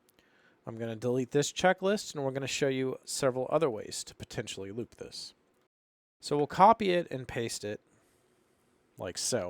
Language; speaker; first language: English; native; English